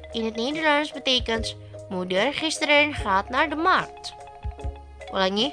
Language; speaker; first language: Dutch; non-native, learner; Indonesian